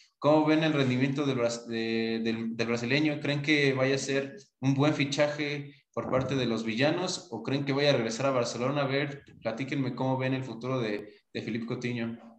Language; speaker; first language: Spanish; native; Spanish